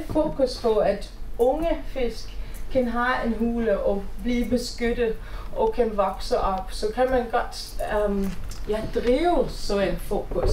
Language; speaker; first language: Danish; non-native, fluent; German